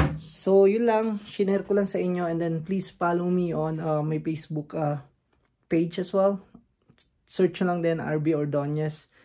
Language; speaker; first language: Filipino; native; Filipino